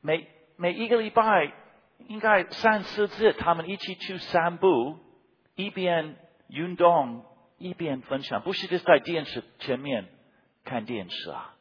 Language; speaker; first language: Chinese; non-native, fluent; English